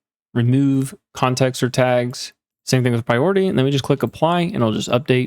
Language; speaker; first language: English; native; English